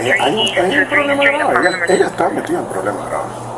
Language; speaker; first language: Spanish; native; Spanish